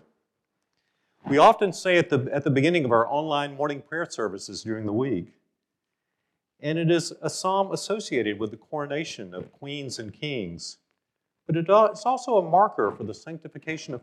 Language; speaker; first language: English; native; English